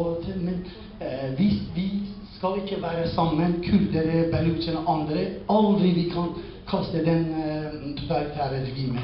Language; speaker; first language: Norwegian; non-native, learner; Kurdish